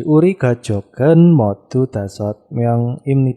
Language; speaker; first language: Korean; non-native, fluent; Indonesian